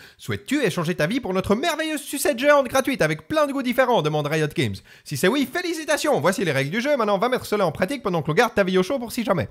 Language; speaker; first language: French; native; French